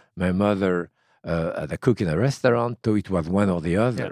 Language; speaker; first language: English; non-native, fluent; French